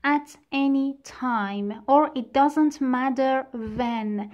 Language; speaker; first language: English; non-native, fluent; Persian